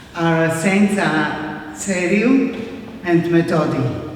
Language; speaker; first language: English; non-native, fluent; Bulgarian